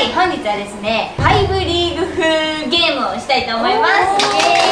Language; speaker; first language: Japanese; native; Japanese